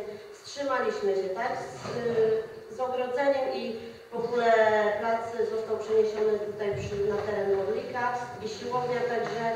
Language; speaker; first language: Polish; native; Polish